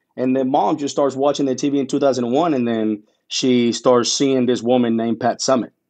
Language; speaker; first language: English; early bilingual, other home language; Spanish